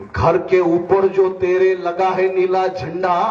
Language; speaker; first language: Hindi; non-native, local second language; Marathi